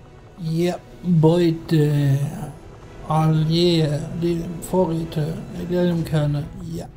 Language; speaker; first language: German; native; German